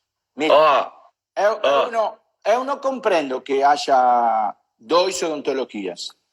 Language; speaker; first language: Portuguese; non-native, learner; Spanish